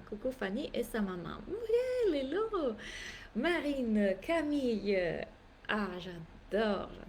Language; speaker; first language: French; non-native, fluent; Italian